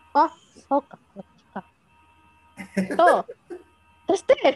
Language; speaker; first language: Japanese; non-native, learner; Indonesian